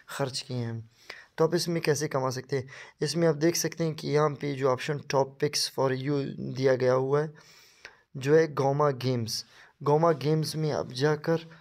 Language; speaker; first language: Urdu; non-native, local second language; Baluchi